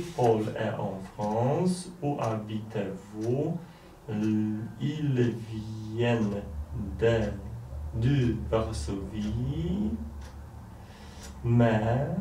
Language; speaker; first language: French; non-native, learner; Polish